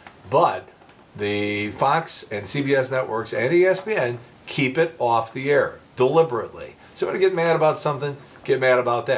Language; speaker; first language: English; native; English